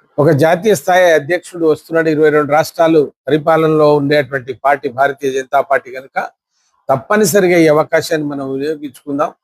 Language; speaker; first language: Telugu; non-native, local second language; Lambadi